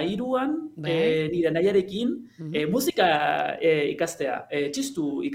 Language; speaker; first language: Basque; non-native, learner; Spanish